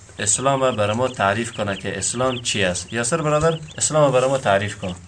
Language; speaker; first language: Persian; native; Persian